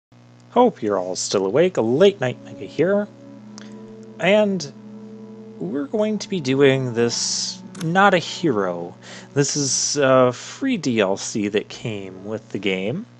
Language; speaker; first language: English; native; English